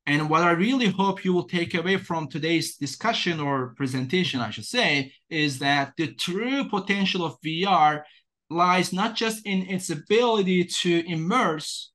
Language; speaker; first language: English; non-native, fluent; Turkish